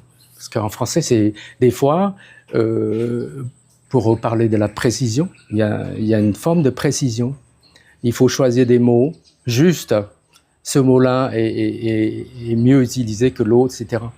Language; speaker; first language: French; non-native, fluent; Khmer